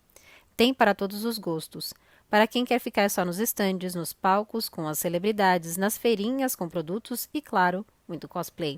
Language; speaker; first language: Portuguese; native; Portuguese